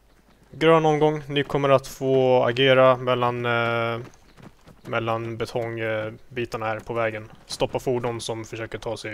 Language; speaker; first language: Swedish; native; Swedish